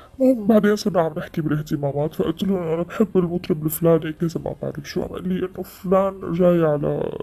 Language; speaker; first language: Arabic; native; Arabic